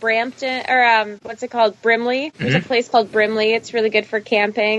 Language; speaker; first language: English; native; English